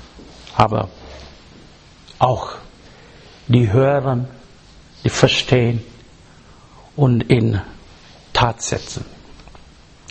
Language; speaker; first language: German; non-native, learner; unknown